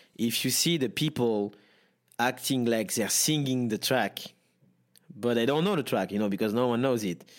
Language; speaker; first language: English; non-native, fluent; French